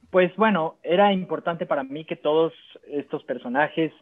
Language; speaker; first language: Spanish; native; Spanish